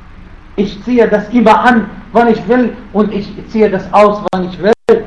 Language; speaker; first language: German; non-native, fluent; Arabic